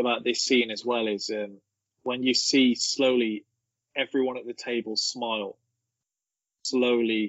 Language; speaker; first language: English; native; English